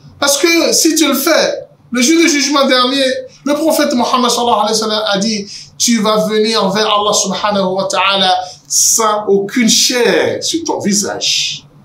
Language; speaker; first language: French; non-native, local second language; Yoruba